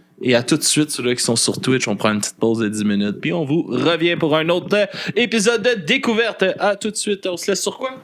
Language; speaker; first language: French; native; French